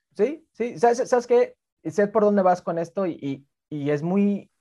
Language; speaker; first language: Spanish; early bilingual, heritage; Spanish